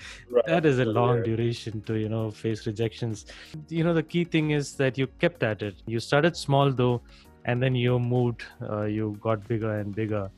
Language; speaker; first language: English; non-native, local second language; Hindi